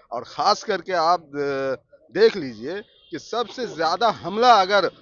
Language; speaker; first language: Hindi; native; Hindi